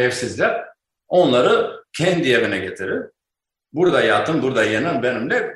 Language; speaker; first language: Turkish; non-native, learner; Albanian